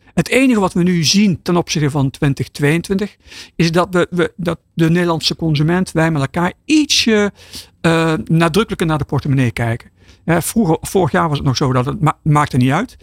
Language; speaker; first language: Dutch; native; Dutch